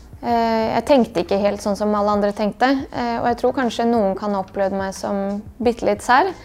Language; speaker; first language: Norwegian; early bilingual, other home language; Bosnian